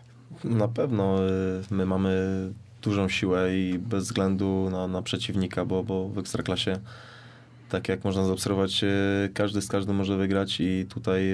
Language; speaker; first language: Polish; native; Polish